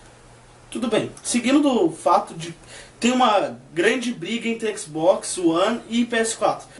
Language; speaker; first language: Portuguese; native; Portuguese